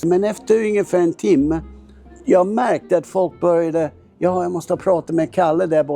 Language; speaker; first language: Swedish; non-native, fluent; English